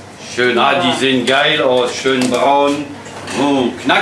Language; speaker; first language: German; non-native, fluent; French